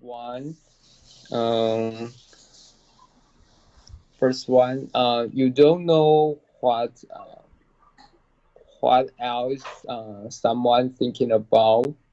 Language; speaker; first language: English; non-native, learner; Chinese